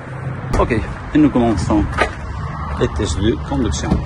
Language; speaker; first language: French; non-native, learner; Spanish